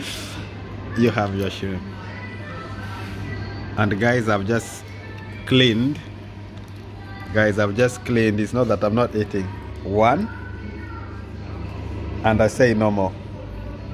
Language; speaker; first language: English; non-native, local second language; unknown